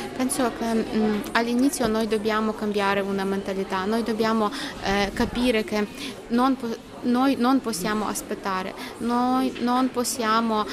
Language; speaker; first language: Italian; non-native, learner; Ukrainian